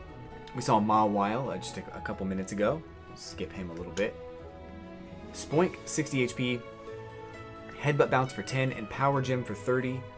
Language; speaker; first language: English; native; English